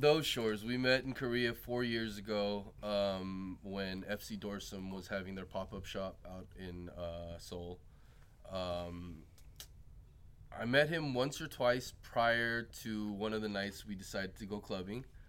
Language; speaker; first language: English; early bilingual, other home language; Korean